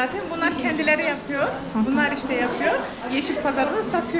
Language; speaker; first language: Turkish; early bilingual, heritage; Turkish